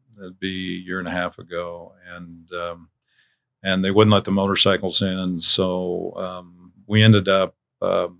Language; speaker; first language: English; native; English